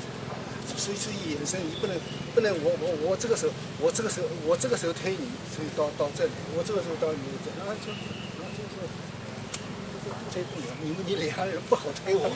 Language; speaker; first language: Chinese; native; Chinese